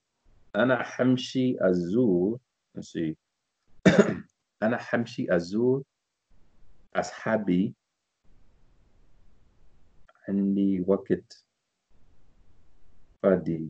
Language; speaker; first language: Arabic; non-native, learner; English